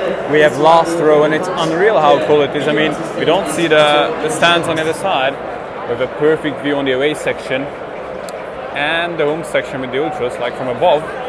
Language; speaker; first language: English; non-native, fluent; Hungarian